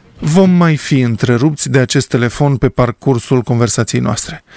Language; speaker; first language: Romanian; native; Romanian